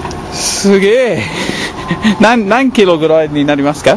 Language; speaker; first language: Japanese; non-native, learner; English